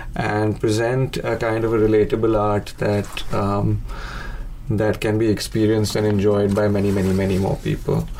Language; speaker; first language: English; non-native, local second language; Hindi